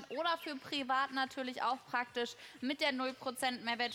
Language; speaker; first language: German; native; German